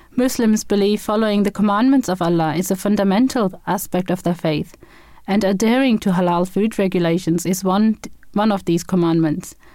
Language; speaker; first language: English; non-native, fluent; German